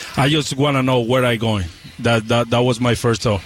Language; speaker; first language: English; non-native, learner; Spanish